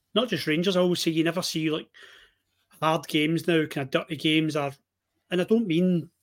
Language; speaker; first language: English; native; English